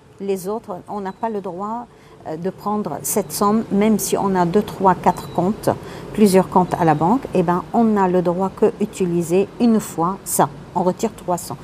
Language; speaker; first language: French; non-native, local second language; Arabic